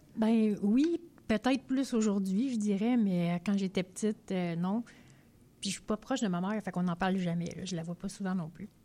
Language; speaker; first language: French; native; French